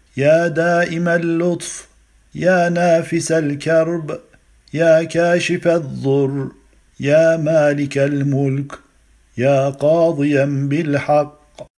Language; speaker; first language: Arabic; non-native, fluent; Turkish